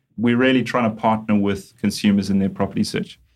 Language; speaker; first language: English; native; English